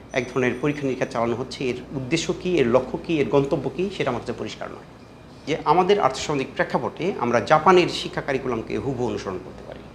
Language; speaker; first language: Bangla; native; Bangla